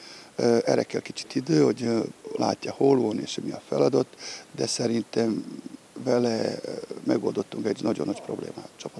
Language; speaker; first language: Hungarian; non-native, fluent; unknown